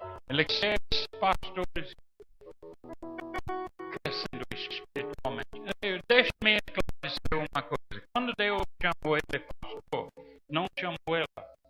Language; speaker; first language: Portuguese; non-native, fluent; English